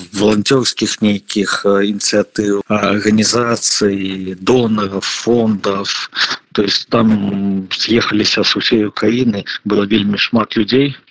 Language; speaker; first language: Belarusian; non-native, local second language; Russian